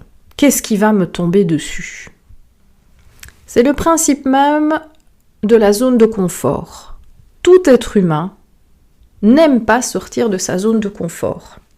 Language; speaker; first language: French; native; French